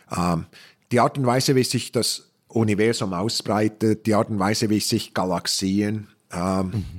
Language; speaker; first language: German; native; German